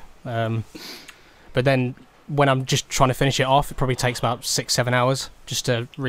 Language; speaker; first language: English; native; English